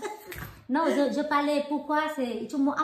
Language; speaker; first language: French; non-native, learner; Vietnamese